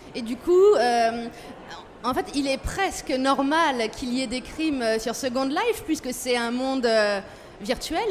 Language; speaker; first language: French; native; French